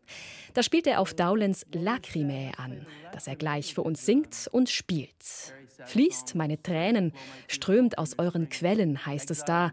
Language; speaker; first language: German; native; German